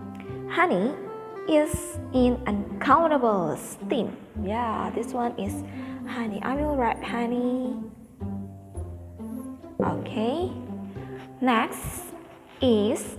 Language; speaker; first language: English; non-native, fluent; Indonesian